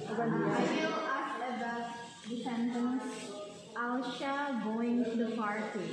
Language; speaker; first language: English; non-native, learner; Indonesian